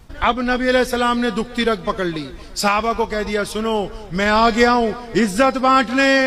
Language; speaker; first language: Urdu; non-native, local second language; Punjabi